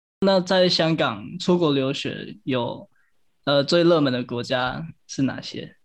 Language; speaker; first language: Chinese; native; Chinese